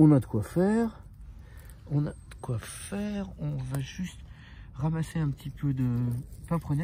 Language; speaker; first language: French; native; French